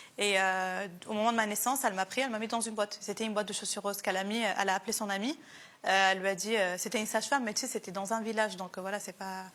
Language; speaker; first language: French; early bilingual, other home language; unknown